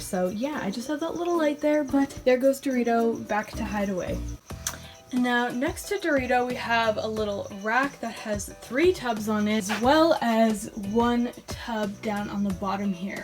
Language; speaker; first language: English; native; English